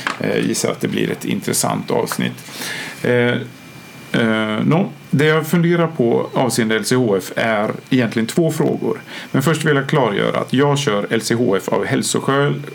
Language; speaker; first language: Swedish; native; Swedish